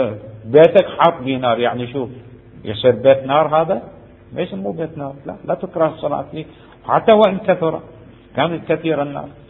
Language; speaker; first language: Arabic; native; Arabic